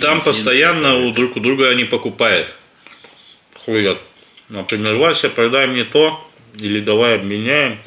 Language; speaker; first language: Russian; native; Russian